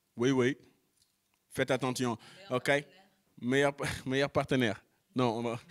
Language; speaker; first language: French; non-native, local second language; Wolof